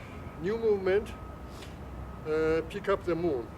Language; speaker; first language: English; non-native, fluent; Chinese